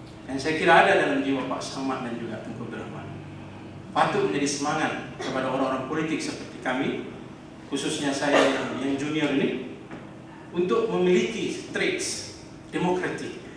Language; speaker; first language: Malay; native; Malay